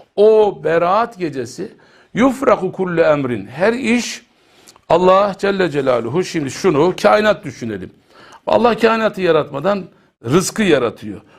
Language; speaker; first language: Turkish; native; Turkish